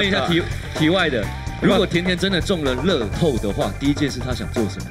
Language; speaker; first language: Chinese; native; Chinese